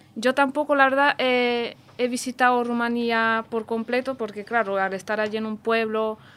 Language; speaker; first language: Spanish; non-native, fluent; Romanian